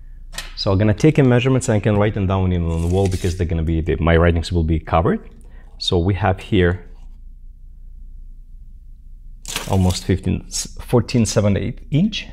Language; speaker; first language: English; non-native, fluent; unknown